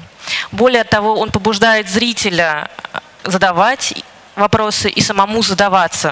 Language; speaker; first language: Russian; native; Russian